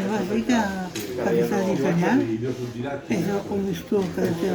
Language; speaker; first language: Catalan; non-native, local second language; Spanish